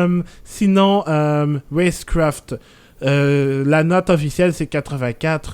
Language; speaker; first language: French; native; French